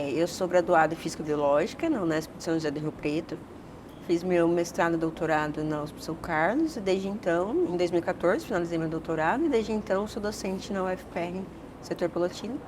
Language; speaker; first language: Portuguese; native; Portuguese